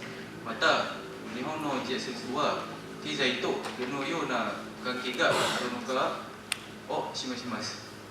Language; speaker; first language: Japanese; non-native, learner; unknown